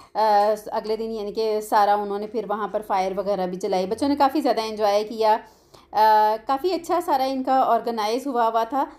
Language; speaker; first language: Urdu; non-native, local second language; Punjabi